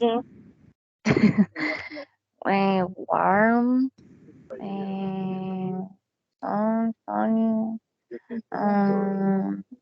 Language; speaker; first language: English; non-native, learner; Spanish